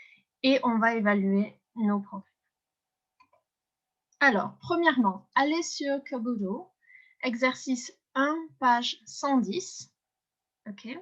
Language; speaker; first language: French; non-native, fluent; English